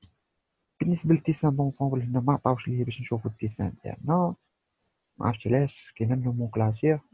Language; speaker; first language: Arabic; native; Arabic